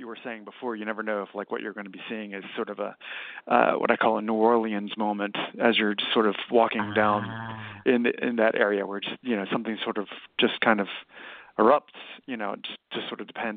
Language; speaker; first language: English; native; English